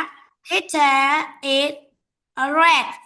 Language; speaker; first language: English; non-native, learner; Vietnamese